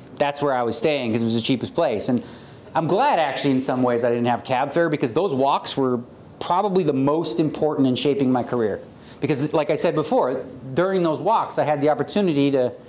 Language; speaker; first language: English; native; English